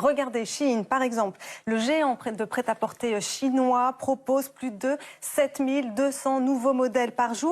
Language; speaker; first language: French; native; French